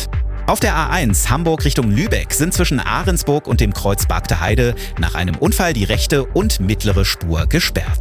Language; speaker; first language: German; native; German